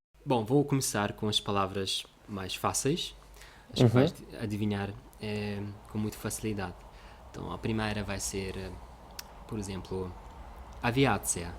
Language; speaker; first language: Portuguese; non-native, fluent; Russian